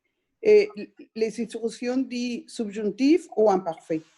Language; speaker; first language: French; non-native, learner; Spanish